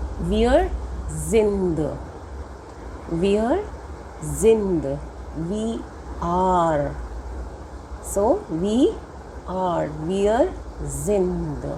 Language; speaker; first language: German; non-native, fluent; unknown